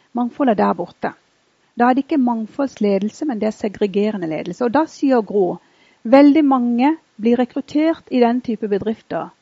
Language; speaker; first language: Norwegian; early bilingual, other home language; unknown